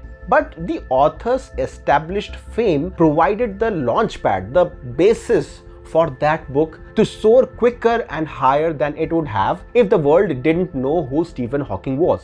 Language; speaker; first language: English; non-native, local second language; Hindi